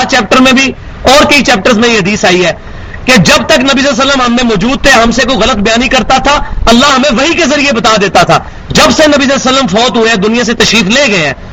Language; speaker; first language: Urdu; non-native, local second language; Punjabi